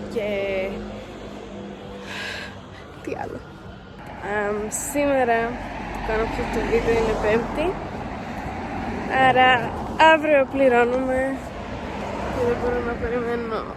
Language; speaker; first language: Greek; early bilingual, heritage; Greek